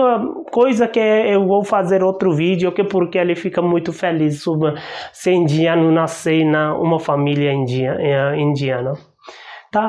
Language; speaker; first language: Portuguese; non-native, learner; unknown